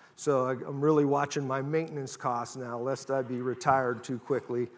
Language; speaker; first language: English; native; English